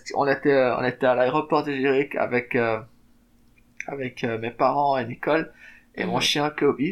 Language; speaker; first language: French; native; French